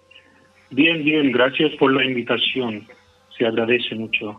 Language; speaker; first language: Spanish; non-native, fluent; Hindi